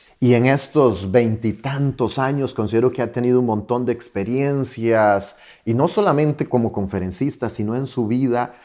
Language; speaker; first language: Spanish; native; Spanish